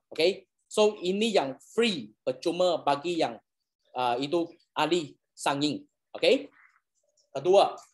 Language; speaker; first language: Malay; non-native, local second language; Chinese